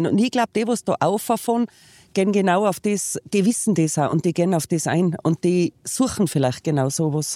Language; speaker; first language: German; native; German